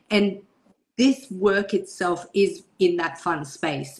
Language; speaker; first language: English; early bilingual, other home language; Persian